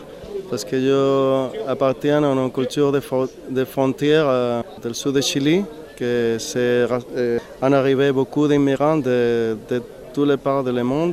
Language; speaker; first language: French; non-native, learner; Spanish